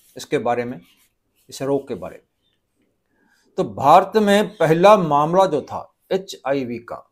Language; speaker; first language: Hindi; non-native, local second language; Punjabi